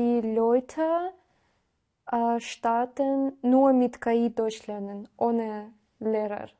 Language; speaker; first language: German; non-native, learner; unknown